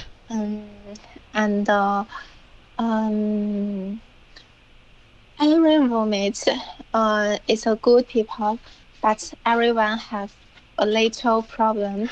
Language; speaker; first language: English; non-native, learner; Chinese